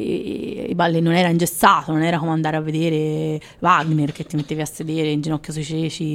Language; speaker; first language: Italian; native; Italian